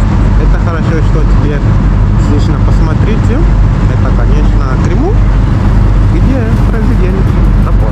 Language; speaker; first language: Russian; non-native, learner; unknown